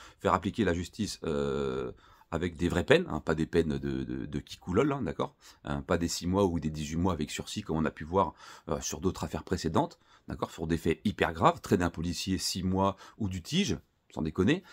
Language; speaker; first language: French; native; French